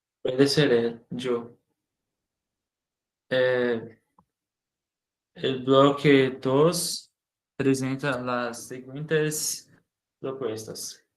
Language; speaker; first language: Spanish; non-native, learner; Portuguese